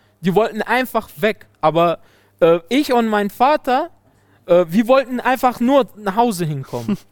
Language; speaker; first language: German; non-native, fluent; Persian